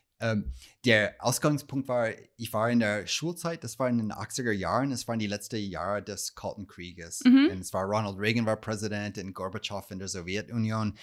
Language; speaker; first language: German; non-native, fluent; English